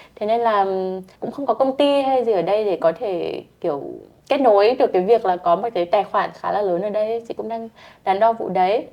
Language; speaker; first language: Vietnamese; native; Vietnamese